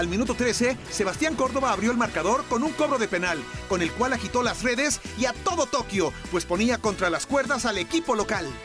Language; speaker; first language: Spanish; native; Spanish